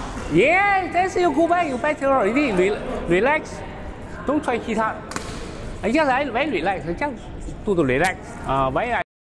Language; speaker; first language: English; non-native, learner; Chinese